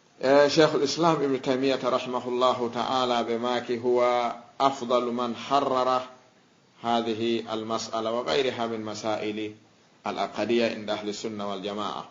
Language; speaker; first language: Arabic; non-native, fluent; Fula